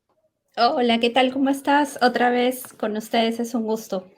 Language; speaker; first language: Spanish; native; Spanish